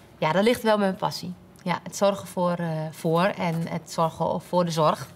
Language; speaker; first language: Dutch; native; Dutch